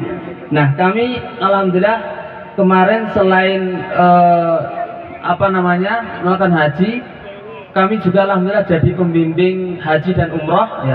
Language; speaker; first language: Indonesian; non-native, local second language; Javanese